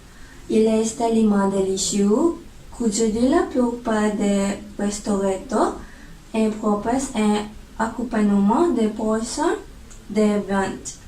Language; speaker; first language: French; non-native, learner; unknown